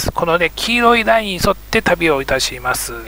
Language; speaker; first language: Japanese; native; Japanese